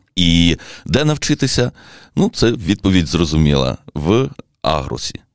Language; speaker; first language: Ukrainian; native; Ukrainian